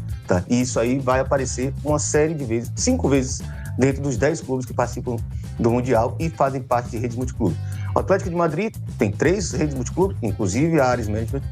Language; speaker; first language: Portuguese; native; Portuguese